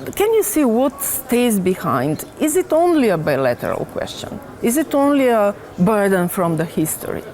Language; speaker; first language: English; non-native, fluent; Macedonian